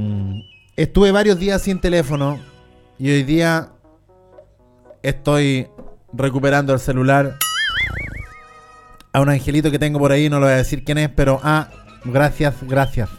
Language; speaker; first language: Spanish; native; Spanish